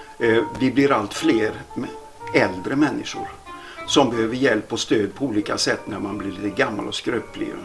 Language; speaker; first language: Swedish; native; Swedish